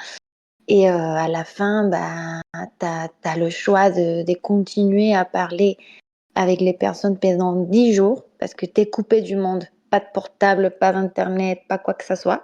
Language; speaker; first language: French; non-native, fluent; Spanish